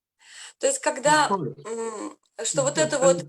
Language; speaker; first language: Russian; native; Russian